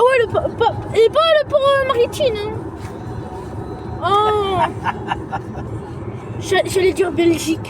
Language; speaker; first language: French; early bilingual, other home language; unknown